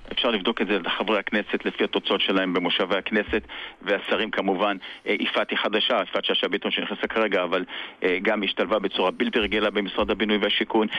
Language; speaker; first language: Hebrew; native; Hebrew